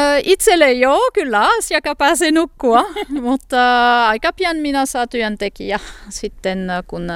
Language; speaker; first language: Finnish; non-native, fluent; French